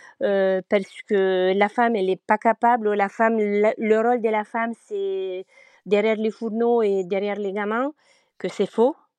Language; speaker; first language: French; non-native, fluent; Romanian